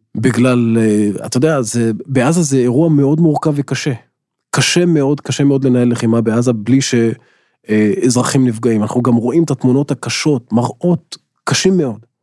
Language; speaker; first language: Hebrew; non-native, local second language; Arabic